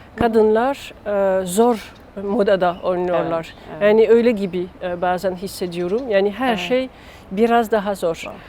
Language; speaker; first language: Turkish; non-native, learner; French